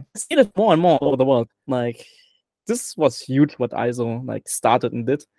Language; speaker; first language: English; non-native, fluent; German